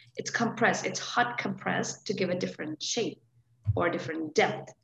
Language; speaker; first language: English; non-native, local second language; Hindi